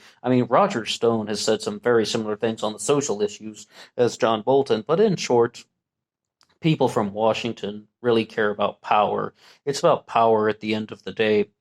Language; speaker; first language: English; native; English